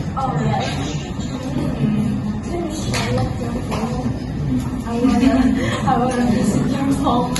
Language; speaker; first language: English; non-native, learner; Indonesian